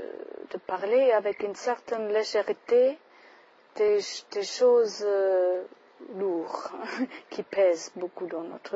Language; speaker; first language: French; non-native, fluent; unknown